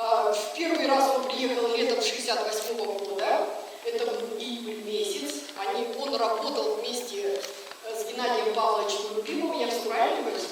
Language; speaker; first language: Russian; native; Russian